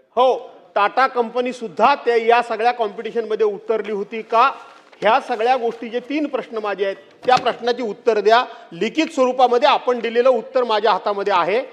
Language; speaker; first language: Marathi; native; Marathi